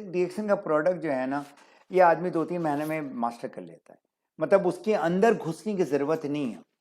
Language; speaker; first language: Urdu; native; Urdu